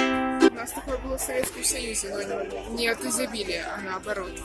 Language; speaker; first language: Russian; native; Russian